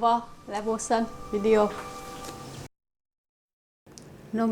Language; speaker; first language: French; non-native, learner; Vietnamese